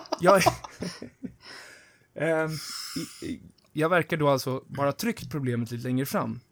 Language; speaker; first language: Swedish; native; Swedish